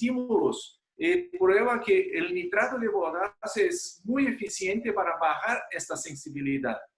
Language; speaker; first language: Spanish; non-native, fluent; Portuguese